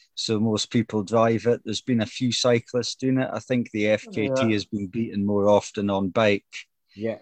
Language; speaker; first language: English; native; English